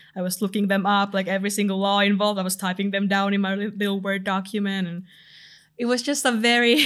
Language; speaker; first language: English; non-native, fluent; Finnish